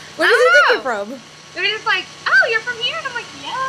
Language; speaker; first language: English; native; English